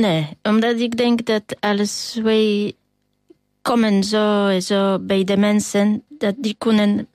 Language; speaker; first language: Dutch; non-native, learner; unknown